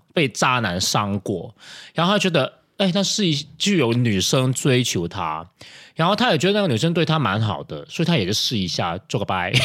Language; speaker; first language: Chinese; non-native, local second language; Cantonese